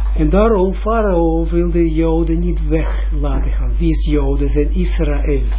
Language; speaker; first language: Dutch; non-native, fluent; Russian